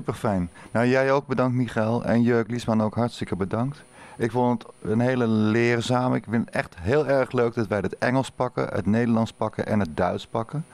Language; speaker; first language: Dutch; native; Dutch